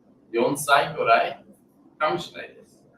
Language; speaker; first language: Japanese; non-native, learner; English